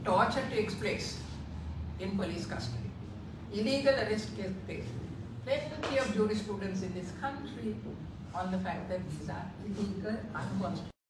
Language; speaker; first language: English; non-native, local second language; Sinhala